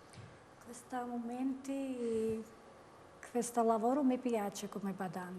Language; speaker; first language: Italian; non-native, learner; Georgian